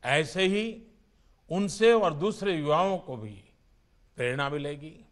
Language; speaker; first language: Hindi; non-native, local second language; Gujarati